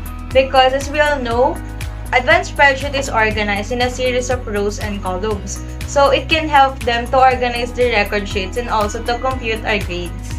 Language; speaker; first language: English; non-native, local second language; Filipino